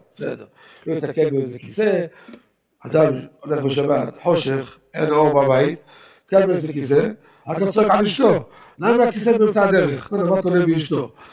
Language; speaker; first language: Hebrew; native; Hebrew